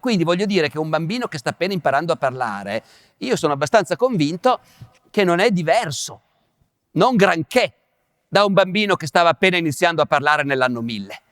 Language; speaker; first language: Italian; native; Italian